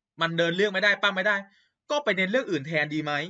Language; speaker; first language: Thai; native; Thai